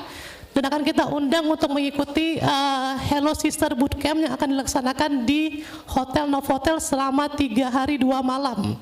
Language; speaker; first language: Indonesian; native; Indonesian